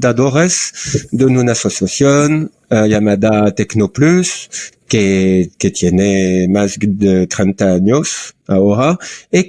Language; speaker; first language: Spanish; non-native, learner; French